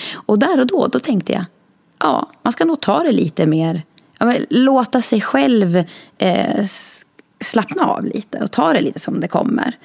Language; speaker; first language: Swedish; native; Swedish